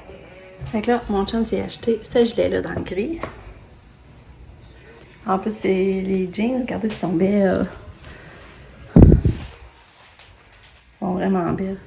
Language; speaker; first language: French; native; French